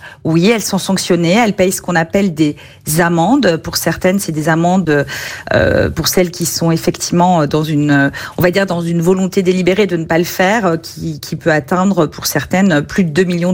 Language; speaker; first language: French; native; French